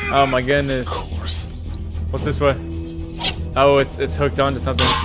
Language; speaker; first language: English; native; English